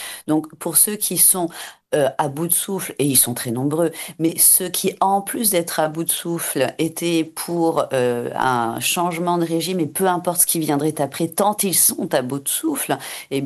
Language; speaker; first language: French; native; French